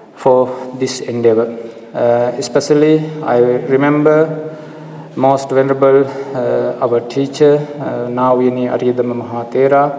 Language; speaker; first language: English; non-native, local second language; Sinhala